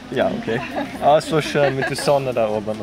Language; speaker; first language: German; non-native, learner; Swedish